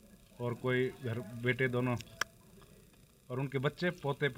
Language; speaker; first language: Hindi; native; Hindi